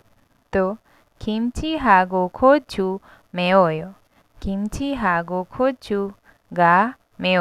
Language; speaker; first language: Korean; non-native, learner; Hindi